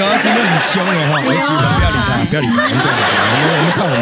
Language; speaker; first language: Chinese; native; Chinese